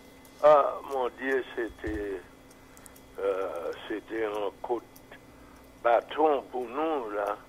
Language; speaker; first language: French; non-native, fluent; English